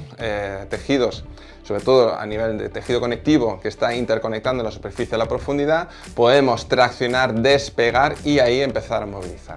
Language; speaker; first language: Spanish; native; Spanish